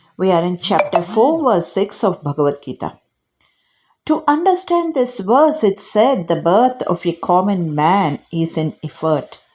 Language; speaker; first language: English; non-native, local second language; Kannada